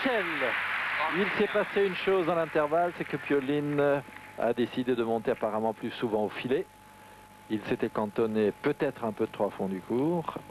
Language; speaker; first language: French; native; French